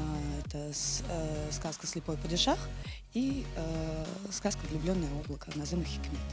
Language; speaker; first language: Russian; native; Russian